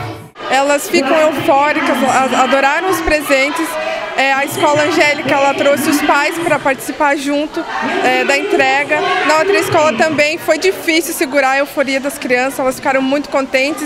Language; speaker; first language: Portuguese; native; Portuguese